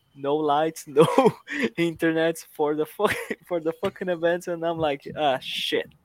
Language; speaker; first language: English; non-native, fluent; Portuguese